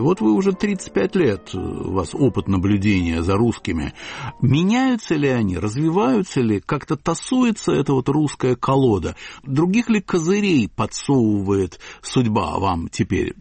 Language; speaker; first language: Russian; native; Russian